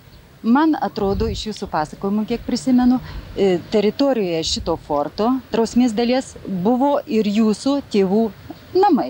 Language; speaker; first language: Lithuanian; native; Lithuanian